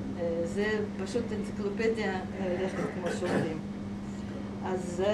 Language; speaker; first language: Hebrew; non-native, fluent; Russian